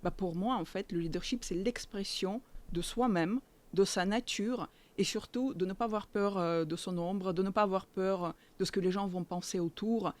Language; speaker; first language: French; non-native, fluent; Russian